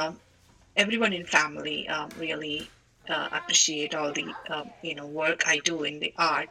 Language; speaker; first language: English; non-native, local second language; Malayalam